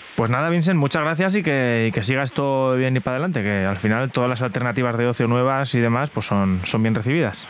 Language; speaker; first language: Spanish; native; Spanish